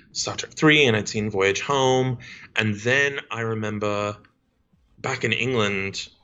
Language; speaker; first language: English; native; English